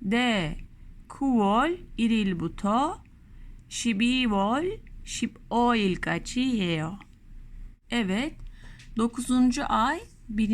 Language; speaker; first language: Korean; non-native, learner; Turkish